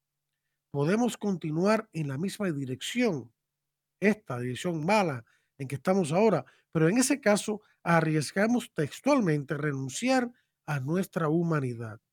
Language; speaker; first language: Spanish; native; Spanish